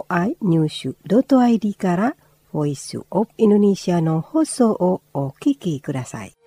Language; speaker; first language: Japanese; non-native, fluent; Indonesian